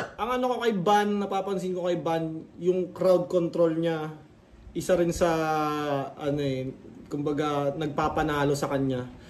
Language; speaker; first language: Filipino; native; Filipino